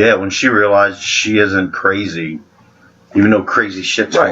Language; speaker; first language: English; native; English